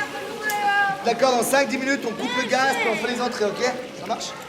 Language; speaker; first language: French; native; French